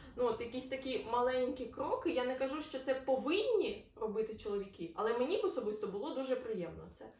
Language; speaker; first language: Ukrainian; non-native, local second language; Russian